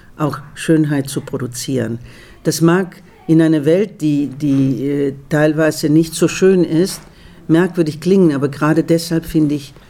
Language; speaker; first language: German; non-native, fluent; Spanish